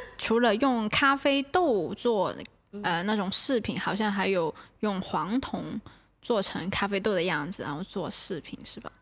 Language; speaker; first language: Chinese; non-native, local second language; Cantonese